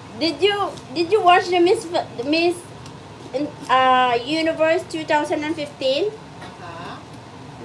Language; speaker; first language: English; non-native, local second language; Filipino